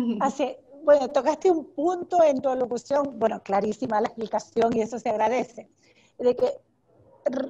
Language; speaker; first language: Spanish; native; Spanish